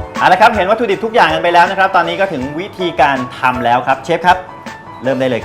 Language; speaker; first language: Thai; native; Thai